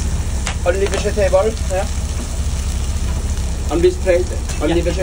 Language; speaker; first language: English; non-native, learner; French